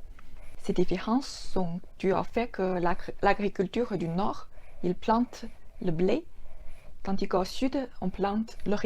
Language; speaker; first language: French; non-native, fluent; Chinese